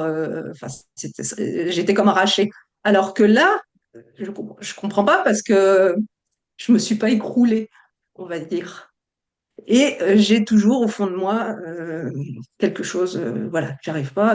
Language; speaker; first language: French; native; French